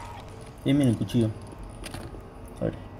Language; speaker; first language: Spanish; native; Spanish